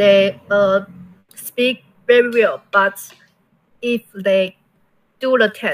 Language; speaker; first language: English; non-native, learner; Chinese